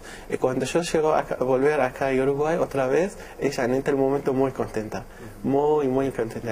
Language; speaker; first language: Spanish; non-native, learner; Arabic